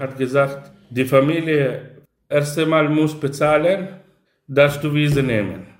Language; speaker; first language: German; non-native, learner; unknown